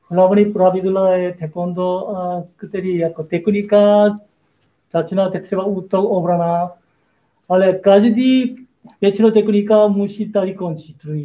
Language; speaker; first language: Czech; non-native, learner; Korean